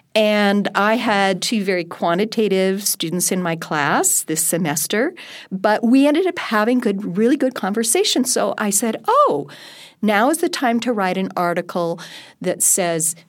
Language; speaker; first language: English; native; English